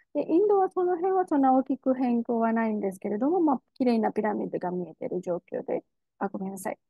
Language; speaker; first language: Japanese; non-native, fluent; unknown